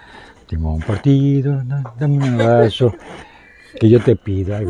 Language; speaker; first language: Spanish; native; Spanish